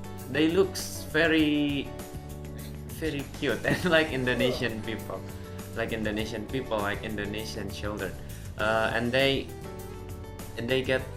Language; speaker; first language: English; non-native, local second language; Indonesian